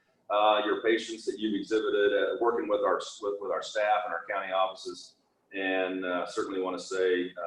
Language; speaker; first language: English; native; English